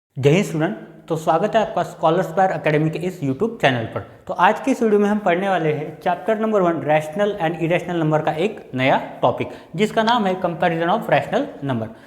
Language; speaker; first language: Hindi; non-native, local second language; Marathi